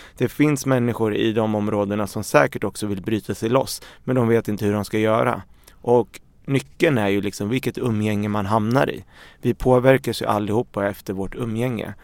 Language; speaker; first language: Swedish; early bilingual, other home language; Arabic